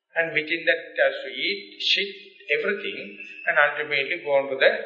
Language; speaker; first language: English; non-native, local second language; Sinhala